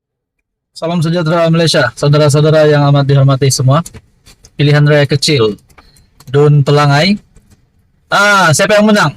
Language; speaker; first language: Malay; native; Malay